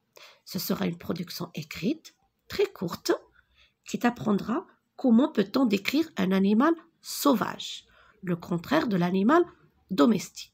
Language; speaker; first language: French; non-native, local second language; Arabic